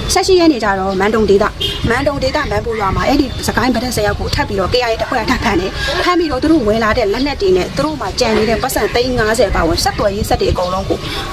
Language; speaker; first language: Burmese; native; Burmese